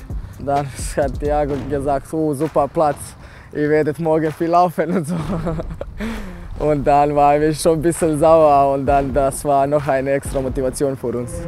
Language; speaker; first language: German; non-native, fluent; Serbian